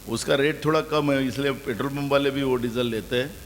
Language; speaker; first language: Hindi; non-native, local second language; Marathi